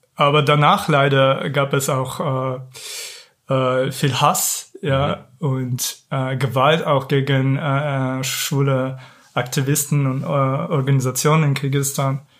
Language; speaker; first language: German; non-native, fluent; Kyrgyz